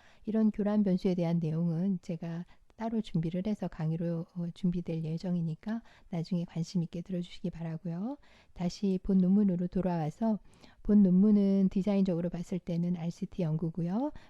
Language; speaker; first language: Korean; native; Korean